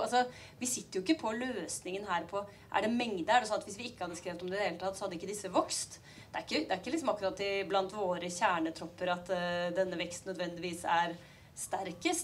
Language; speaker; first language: Norwegian; native; Norwegian